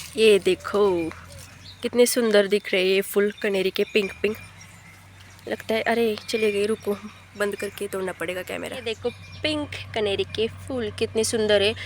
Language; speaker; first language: Hindi; non-native, local second language; Marathi